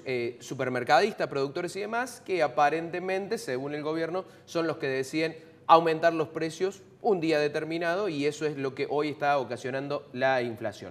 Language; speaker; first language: Spanish; native; Spanish